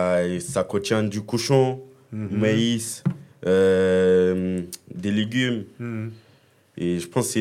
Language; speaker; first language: French; early bilingual, other home language; Kabuverdianu